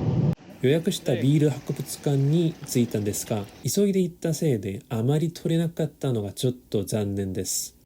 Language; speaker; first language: Japanese; non-native, learner; Korean